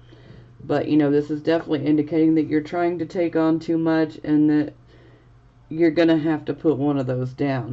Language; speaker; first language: English; native; English